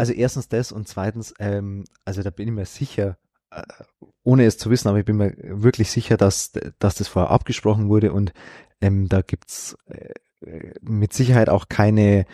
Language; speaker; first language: German; native; German